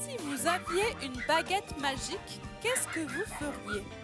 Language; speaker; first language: French; native; French